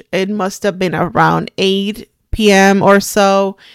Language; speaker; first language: English; non-native, fluent; Spanish